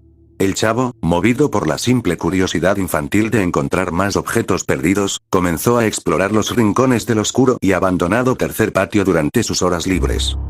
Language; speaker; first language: Spanish; native; Spanish